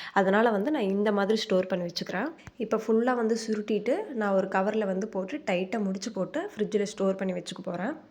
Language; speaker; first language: Tamil; native; Tamil